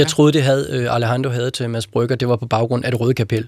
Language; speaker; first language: Danish; native; Danish